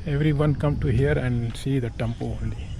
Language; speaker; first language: English; non-native, learner; Urdu